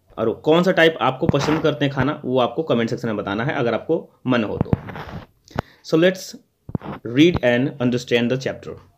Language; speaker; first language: Hindi; native; Hindi